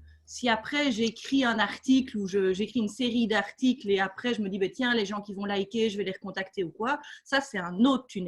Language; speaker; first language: French; native; French